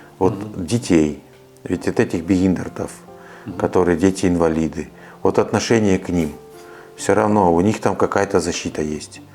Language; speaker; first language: Russian; native; Russian